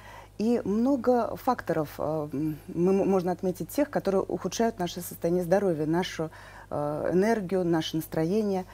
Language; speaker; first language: Russian; native; Russian